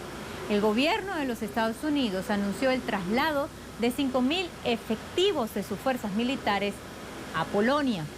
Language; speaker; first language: Spanish; native; Spanish